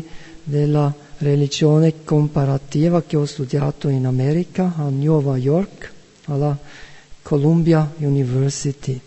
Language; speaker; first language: Italian; non-native, fluent; German